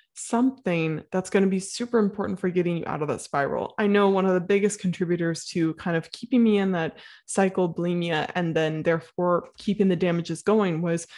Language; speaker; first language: English; native; English